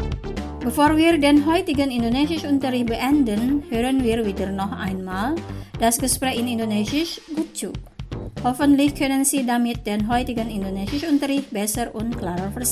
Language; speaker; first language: German; non-native, fluent; Indonesian